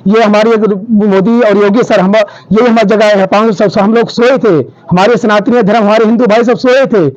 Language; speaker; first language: Hindi; native; Hindi